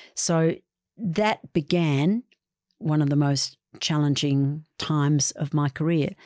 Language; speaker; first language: English; native; English